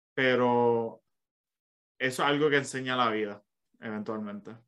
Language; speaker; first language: Spanish; early bilingual, other home language; English